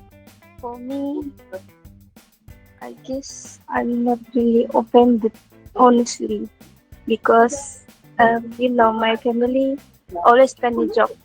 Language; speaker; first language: English; non-native, learner; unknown